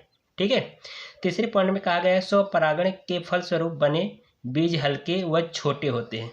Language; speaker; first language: Hindi; native; Hindi